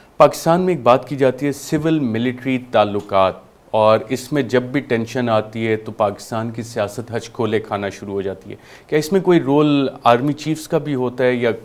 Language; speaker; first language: Urdu; native; Urdu